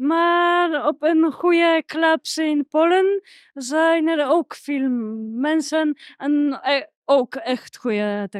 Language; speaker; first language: Dutch; non-native, learner; Polish